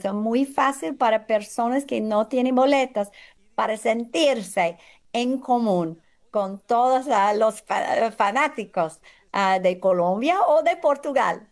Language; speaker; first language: Spanish; early bilingual, heritage; English